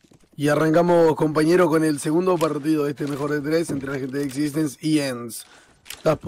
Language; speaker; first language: Spanish; native; Spanish